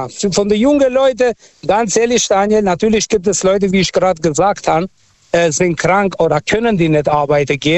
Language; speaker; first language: German; non-native, fluent; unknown